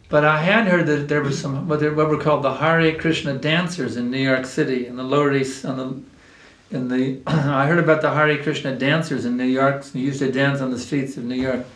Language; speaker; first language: English; native; English